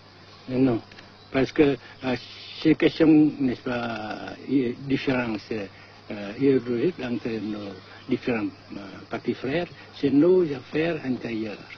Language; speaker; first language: French; non-native, fluent; Vietnamese